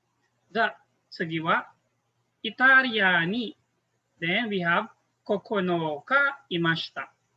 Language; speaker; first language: Japanese; non-native, fluent; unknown